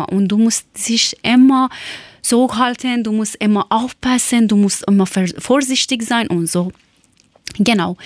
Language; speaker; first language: German; non-native, learner; Persian